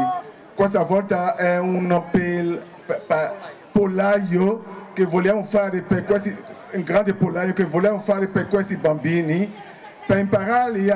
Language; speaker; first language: Italian; non-native, fluent; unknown